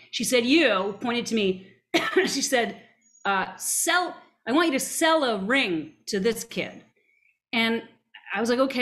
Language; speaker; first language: English; native; English